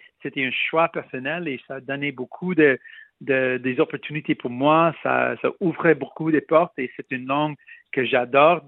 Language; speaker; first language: French; non-native, local second language; Punjabi